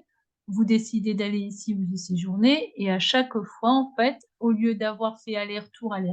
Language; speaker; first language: French; native; French